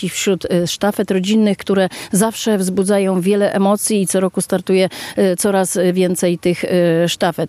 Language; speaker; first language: Polish; native; Polish